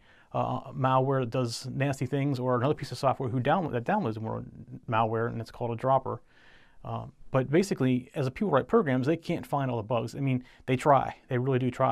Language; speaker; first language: English; native; English